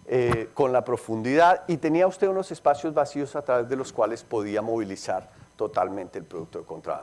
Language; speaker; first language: Spanish; native; Spanish